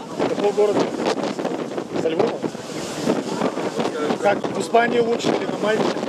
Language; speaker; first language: Russian; native; Russian